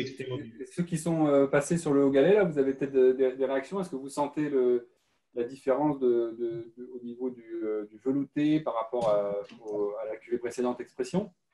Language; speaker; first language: French; native; French